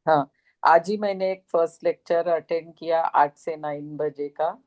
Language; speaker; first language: Hindi; non-native, local second language; Marathi